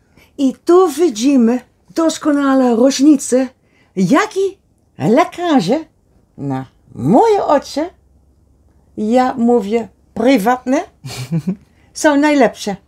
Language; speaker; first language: Polish; non-native, learner; Dutch